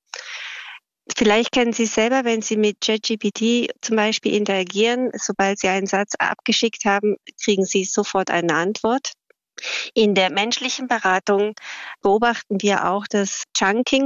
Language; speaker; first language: German; native; German